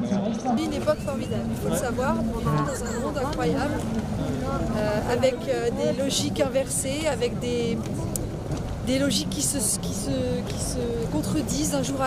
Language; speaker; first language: French; native; French